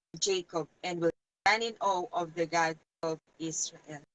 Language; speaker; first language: English; non-native, local second language; Filipino